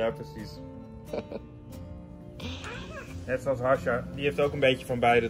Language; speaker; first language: Dutch; native; Dutch